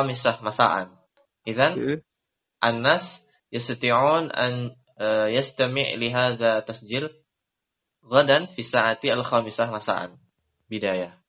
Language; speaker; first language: Arabic; non-native, learner; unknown